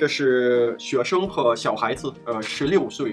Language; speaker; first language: Chinese; non-native, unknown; Danish